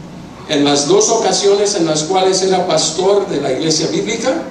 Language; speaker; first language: Spanish; non-native, fluent; English